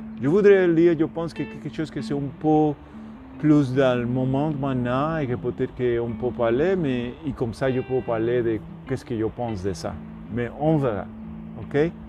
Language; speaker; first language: French; non-native, learner; Spanish